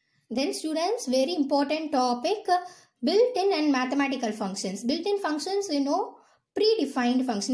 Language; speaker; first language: English; non-native, local second language; Tamil